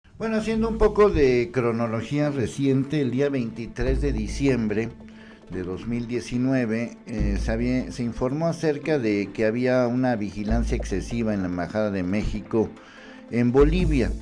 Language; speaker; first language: Spanish; native; Spanish